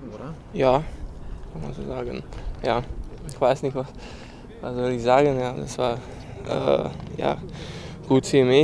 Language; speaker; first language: German; non-native, learner; Czech